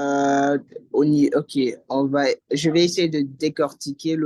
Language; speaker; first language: French; non-native, fluent; English